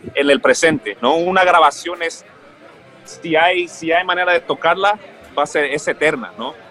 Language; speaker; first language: Spanish; early bilingual, heritage; Spanish